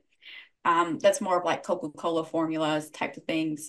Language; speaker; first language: English; native; English